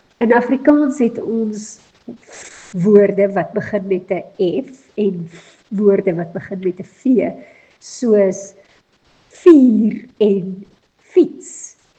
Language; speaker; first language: Afrikaans; native; Afrikaans